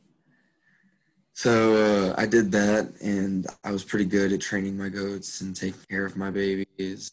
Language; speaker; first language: English; native; English